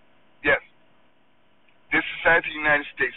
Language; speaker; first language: English; native; English